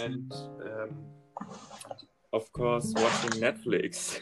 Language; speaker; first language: English; non-native, learner; German